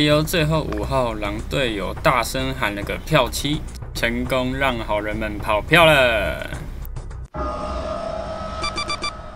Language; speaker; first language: Chinese; native; Chinese